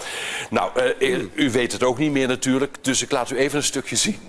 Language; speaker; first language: Dutch; native; Dutch